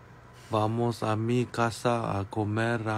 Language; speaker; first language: Spanish; non-native, learner; Korean